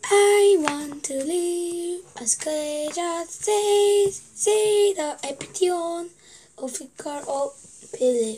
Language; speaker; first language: English; non-native, learner; Korean